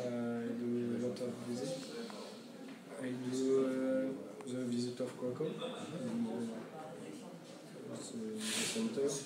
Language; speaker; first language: English; non-native, learner; French